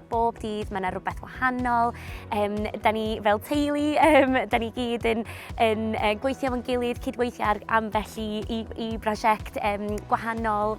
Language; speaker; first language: Welsh; non-native, fluent; English